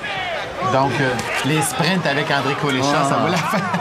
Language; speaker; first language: French; native; French